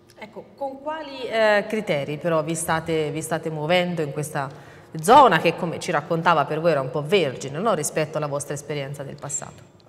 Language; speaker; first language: Italian; native; Italian